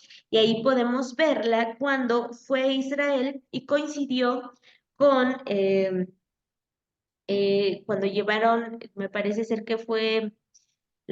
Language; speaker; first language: Spanish; native; Spanish